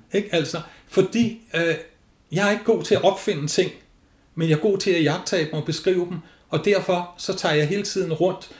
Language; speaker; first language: Danish; native; Danish